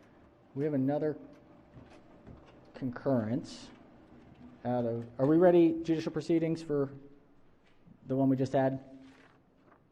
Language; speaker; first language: English; native; English